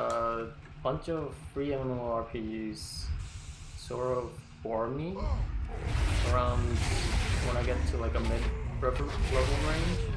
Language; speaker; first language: English; native; English